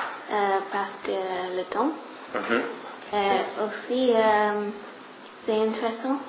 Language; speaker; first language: French; non-native, learner; English